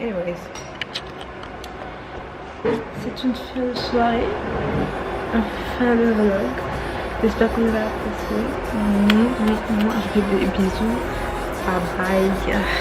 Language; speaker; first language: French; early bilingual, other home language; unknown